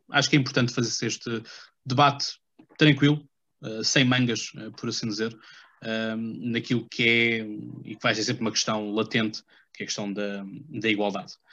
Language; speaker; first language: Portuguese; native; Portuguese